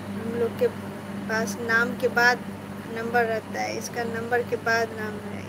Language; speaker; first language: Hindi; native; Hindi